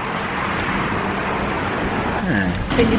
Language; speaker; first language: English; non-native, learner; Thai